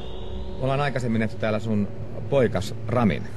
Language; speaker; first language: Finnish; native; Finnish